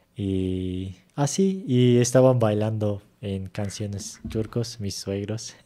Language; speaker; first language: Spanish; non-native, fluent; Turkish